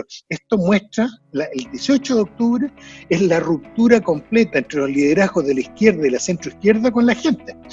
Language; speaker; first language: Spanish; native; Spanish